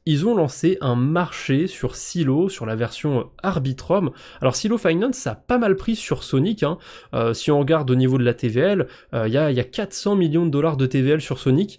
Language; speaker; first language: French; native; French